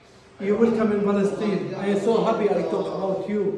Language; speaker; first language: English; non-native, learner; Arabic